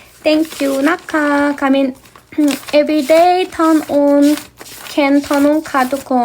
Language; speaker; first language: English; non-native, learner; Korean